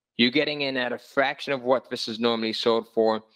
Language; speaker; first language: English; native; English